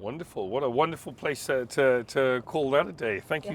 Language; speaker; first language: English; native; English